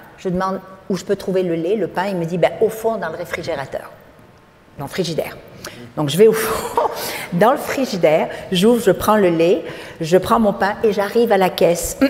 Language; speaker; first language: French; native; French